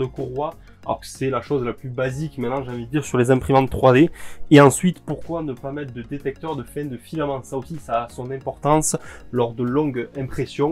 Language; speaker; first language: French; native; French